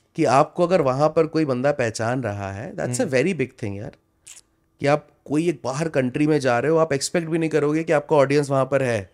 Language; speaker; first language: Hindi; non-native, local second language; Bangla